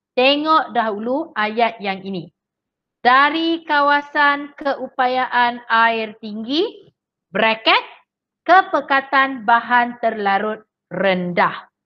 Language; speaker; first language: Malay; native; Malay